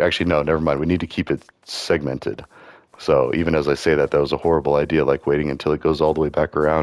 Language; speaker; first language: English; native; English